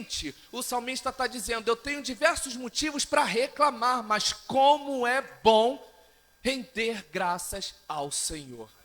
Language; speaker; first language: Portuguese; native; Portuguese